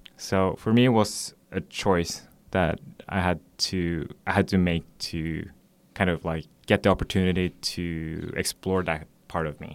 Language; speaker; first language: English; non-native, fluent; Norwegian